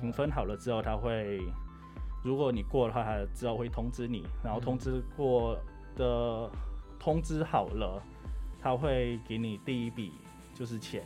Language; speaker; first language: Chinese; non-native, fluent; Thai